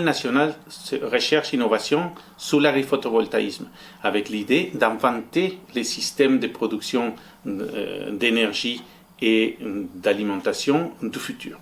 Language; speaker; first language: French; non-native, fluent; Spanish